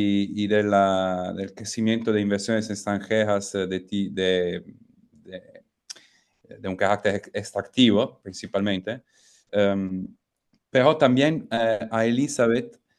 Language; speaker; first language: Spanish; non-native, fluent; Italian